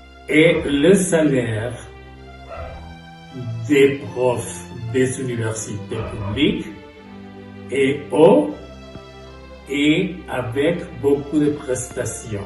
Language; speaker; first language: French; non-native, fluent; Spanish